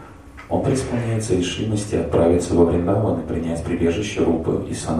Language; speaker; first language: Russian; native; Russian